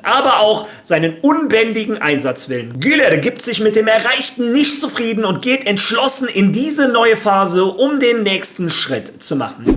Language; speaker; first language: German; native; German